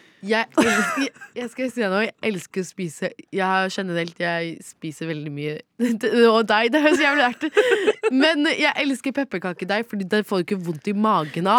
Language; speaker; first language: Norwegian; native; Norwegian